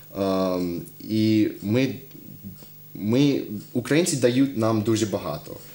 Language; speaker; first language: Ukrainian; non-native, fluent; English